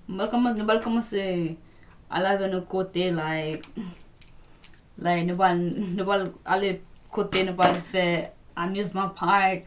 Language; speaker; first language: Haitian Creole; early bilingual, heritage; Haitian Creole